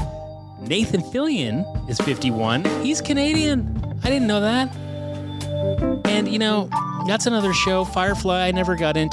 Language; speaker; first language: English; native; English